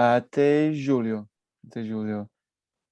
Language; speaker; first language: Portuguese; non-native, learner; English